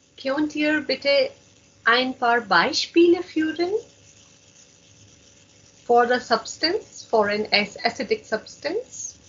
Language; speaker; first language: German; non-native, fluent; Hindi